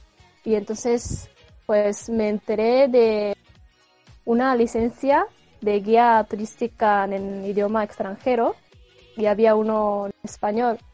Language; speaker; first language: Spanish; non-native, fluent; Japanese